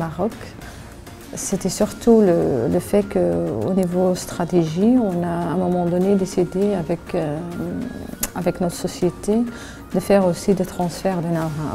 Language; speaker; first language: French; early bilingual, other home language; Arabic